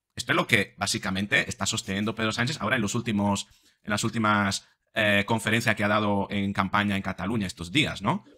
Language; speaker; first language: Spanish; non-native, fluent; Italian